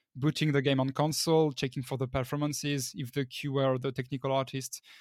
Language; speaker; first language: English; non-native, fluent; French